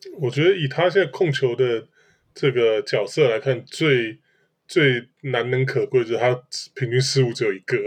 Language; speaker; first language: Chinese; native; Chinese